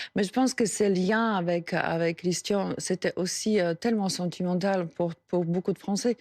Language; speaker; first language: French; non-native, fluent; Slovak